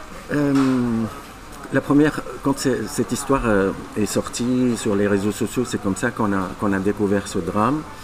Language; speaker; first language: French; non-native, local second language; Arabic